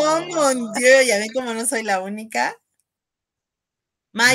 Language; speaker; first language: Spanish; native; Spanish